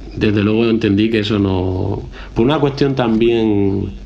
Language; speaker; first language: Spanish; native; Spanish